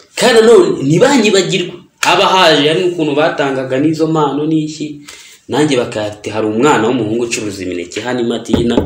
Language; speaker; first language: Kinyarwanda; early bilingual, heritage; Kinyarwanda